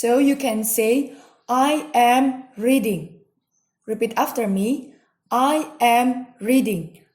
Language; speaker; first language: English; non-native, fluent; Indonesian